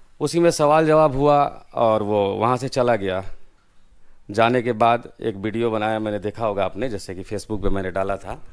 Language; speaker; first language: Hindi; native; Hindi